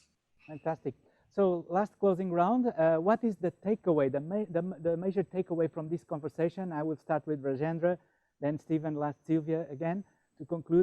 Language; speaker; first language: English; non-native, fluent; Portuguese